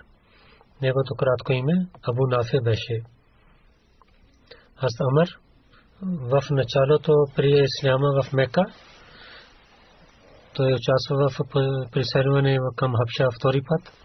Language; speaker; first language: Bulgarian; non-native, learner; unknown